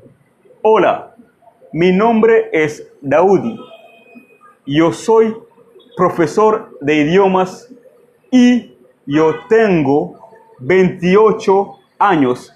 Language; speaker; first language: Spanish; non-native, fluent; Swahili